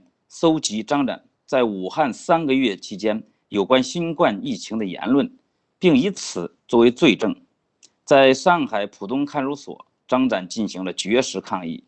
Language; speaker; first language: Chinese; native; Chinese